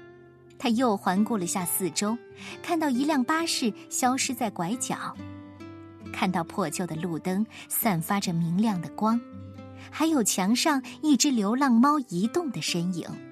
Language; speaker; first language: Chinese; native; Chinese